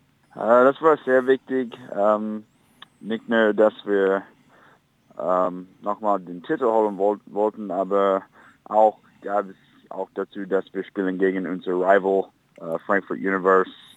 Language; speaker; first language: German; non-native, fluent; English